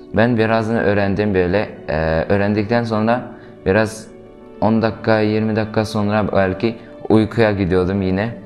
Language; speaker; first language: Turkish; non-native, fluent; Uyghur